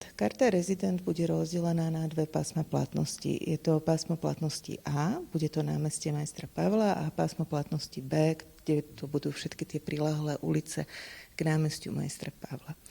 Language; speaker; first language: Slovak; native; Slovak